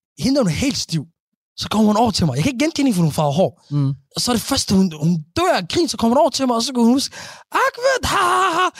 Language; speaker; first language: Danish; early bilingual, other home language; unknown